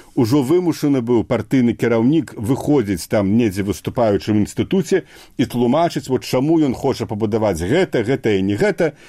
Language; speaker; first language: Belarusian; native; Belarusian